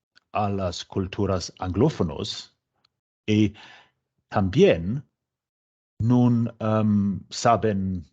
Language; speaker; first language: Spanish; non-native, fluent; English